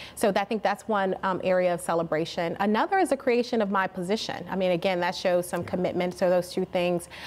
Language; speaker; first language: English; native; English